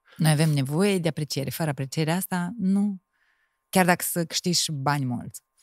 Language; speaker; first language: Romanian; native; Romanian